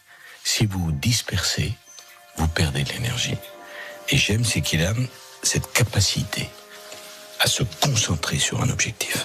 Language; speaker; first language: French; native; French